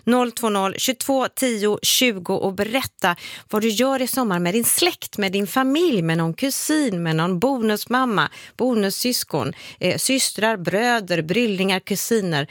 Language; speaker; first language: Swedish; native; Swedish